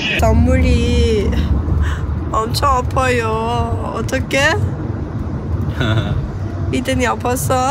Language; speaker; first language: Korean; non-native, learner; Persian